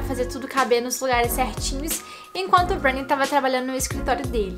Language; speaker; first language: Portuguese; native; Portuguese